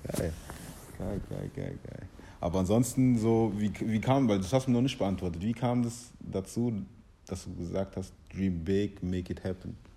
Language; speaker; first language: German; early bilingual, other home language; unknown